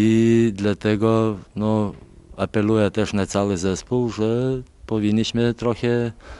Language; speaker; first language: Polish; non-native, fluent; Lithuanian